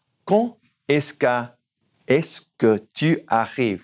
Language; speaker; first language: French; non-native, fluent; English